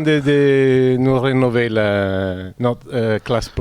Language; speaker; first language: French; non-native, fluent; Italian